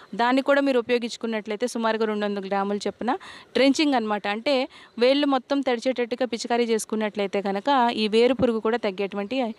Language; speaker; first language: Telugu; native; Telugu